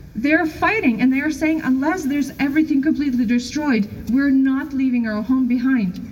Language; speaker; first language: English; non-native, fluent; Ukrainian